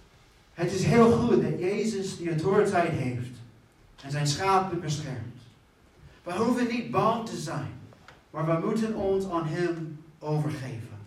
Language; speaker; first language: Dutch; non-native, fluent; English